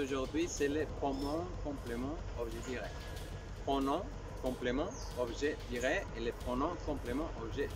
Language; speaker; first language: French; non-native, fluent; Spanish